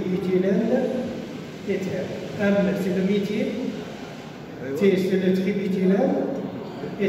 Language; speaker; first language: French; non-native, local second language; Arabic